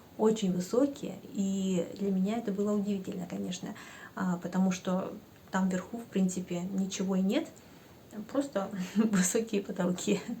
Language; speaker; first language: Russian; native; Russian